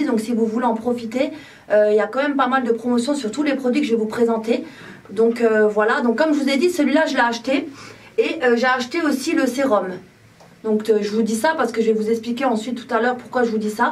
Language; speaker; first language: French; native; French